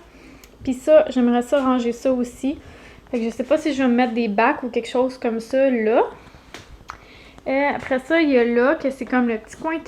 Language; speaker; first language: French; native; French